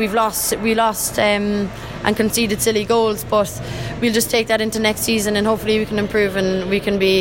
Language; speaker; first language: English; native; English